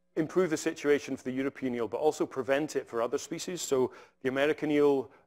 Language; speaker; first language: English; native; English